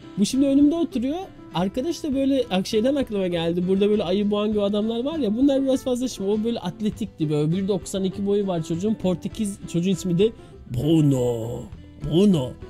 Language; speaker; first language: Turkish; early bilingual, heritage; Turkish